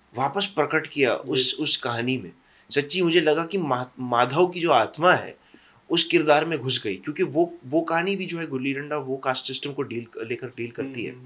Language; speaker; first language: Hindi; non-native, local second language; English